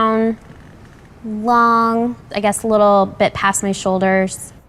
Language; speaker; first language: English; native; English